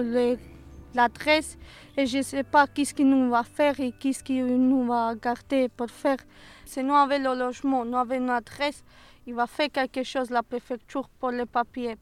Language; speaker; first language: French; non-native, learner; Serbian